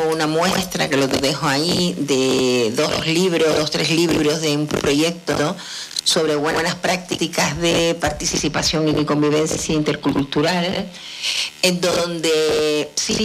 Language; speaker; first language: Spanish; native; Spanish